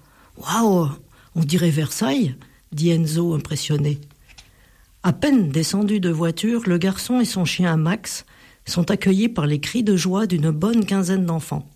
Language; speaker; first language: French; native; French